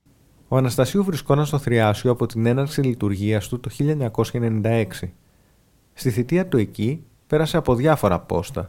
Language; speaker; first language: Greek; native; Greek